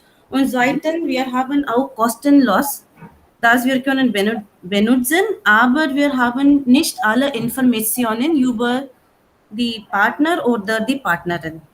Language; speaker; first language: German; non-native, learner; Hindi